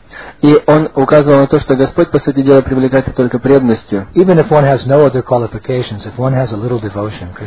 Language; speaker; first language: Russian; native; Russian